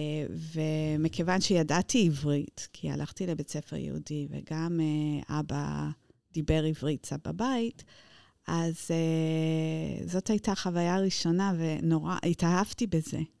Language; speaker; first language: Hebrew; non-native, fluent; English